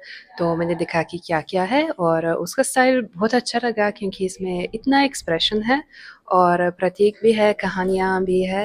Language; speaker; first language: Hindi; non-native, fluent; Italian